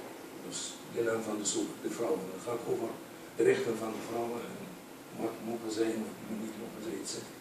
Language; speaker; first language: Dutch; non-native, fluent; Arabic